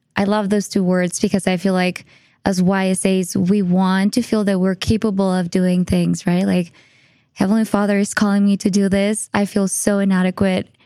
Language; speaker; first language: English; non-native, fluent; Spanish